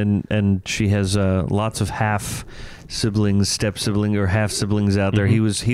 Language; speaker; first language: English; native; English